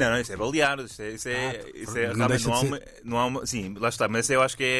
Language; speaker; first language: Portuguese; native; Portuguese